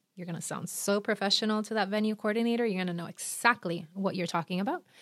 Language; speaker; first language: English; non-native, fluent; Spanish